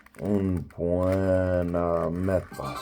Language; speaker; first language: Spanish; non-native, learner; English